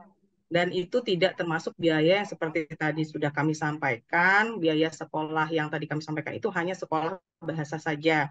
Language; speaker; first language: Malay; non-native, fluent; Japanese